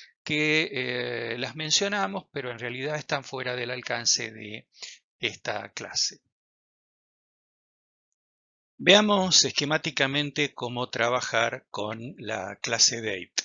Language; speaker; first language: Spanish; native; Spanish